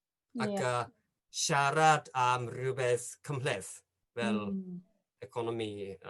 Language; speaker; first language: Welsh; non-native, fluent; Japanese